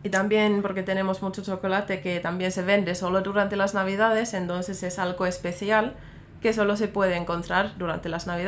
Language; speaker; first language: Spanish; non-native, fluent; Finnish